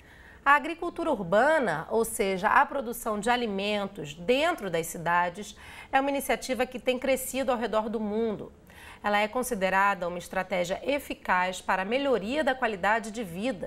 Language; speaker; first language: Portuguese; native; Portuguese